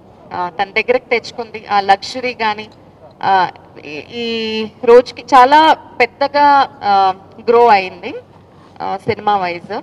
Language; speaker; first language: Telugu; non-native, fluent; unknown